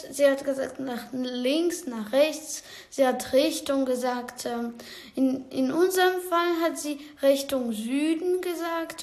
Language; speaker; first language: German; non-native, learner; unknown